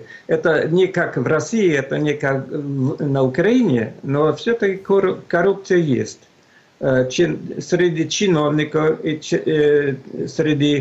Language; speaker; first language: Russian; non-native, fluent; Swedish